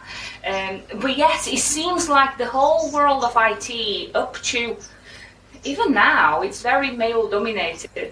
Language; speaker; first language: English; non-native, fluent; Portuguese